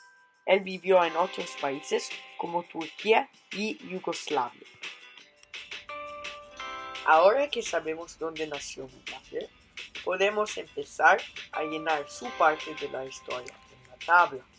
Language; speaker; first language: Spanish; non-native, fluent; English